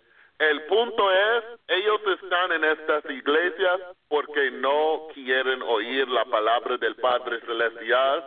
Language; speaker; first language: Spanish; non-native, fluent; English